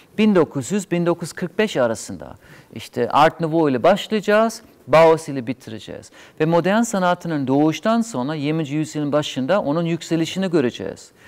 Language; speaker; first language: Turkish; non-native, fluent; German